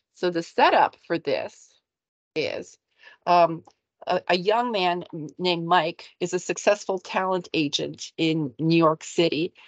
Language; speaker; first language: English; early bilingual, other home language; Ukrainian